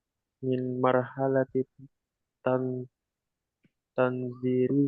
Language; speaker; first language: Arabic; non-native, learner; Indonesian